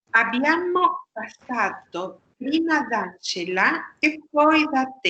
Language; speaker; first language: Italian; non-native, learner; Spanish